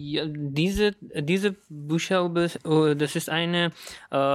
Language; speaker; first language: German; non-native, learner; Persian